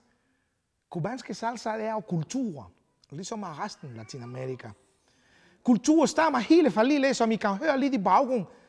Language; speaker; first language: Danish; non-native, fluent; Spanish